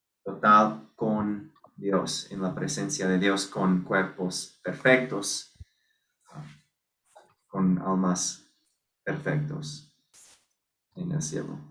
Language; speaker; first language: Spanish; non-native, fluent; English